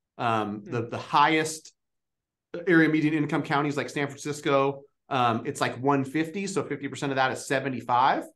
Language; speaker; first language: English; native; English